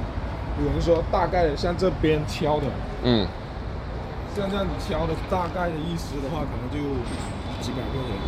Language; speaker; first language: Chinese; native; Chinese